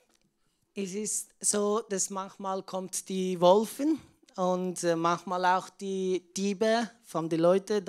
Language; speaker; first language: German; non-native, learner; Persian